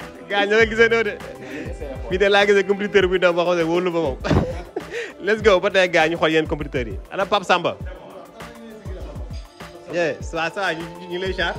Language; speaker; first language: French; non-native, local second language; Wolof